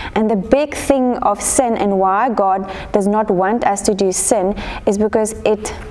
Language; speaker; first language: English; non-native, local second language; Afrikaans